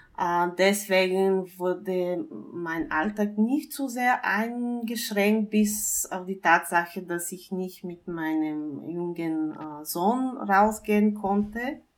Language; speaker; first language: German; non-native, fluent; Bulgarian